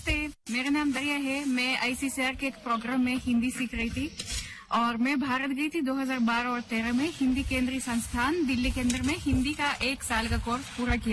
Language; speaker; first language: Hindi; non-native, fluent; Russian